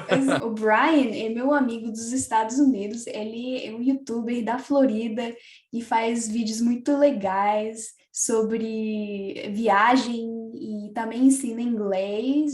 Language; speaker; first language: Portuguese; non-native, fluent; French